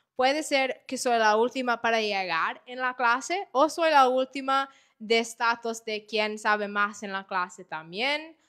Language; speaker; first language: Spanish; non-native, fluent; English